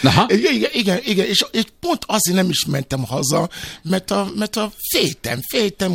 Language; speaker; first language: Hungarian; non-native, fluent; Yoruba